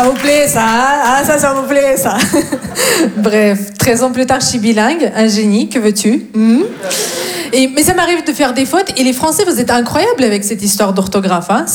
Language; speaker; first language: French; non-native, fluent; Russian